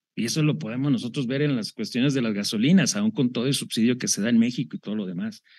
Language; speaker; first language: Spanish; native; Spanish